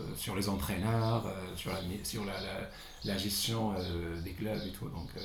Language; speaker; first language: French; non-native, local second language; Arabic